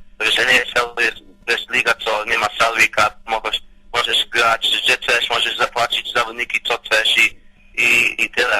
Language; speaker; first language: Polish; early bilingual, heritage; Polish